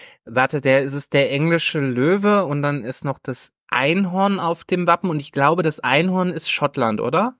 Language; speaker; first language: German; native; German